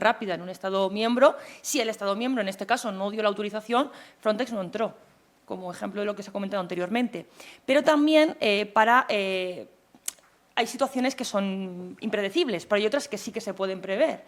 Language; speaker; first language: Spanish; native; Spanish